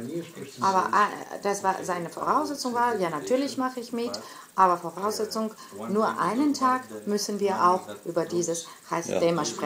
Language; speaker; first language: German; non-native, fluent; Greek